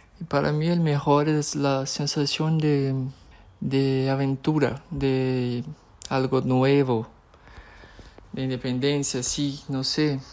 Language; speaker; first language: Spanish; non-native, fluent; Portuguese